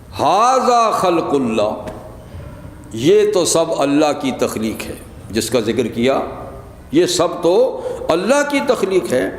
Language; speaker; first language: Urdu; native; Urdu